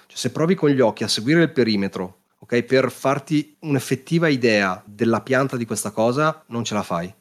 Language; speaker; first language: Italian; native; Italian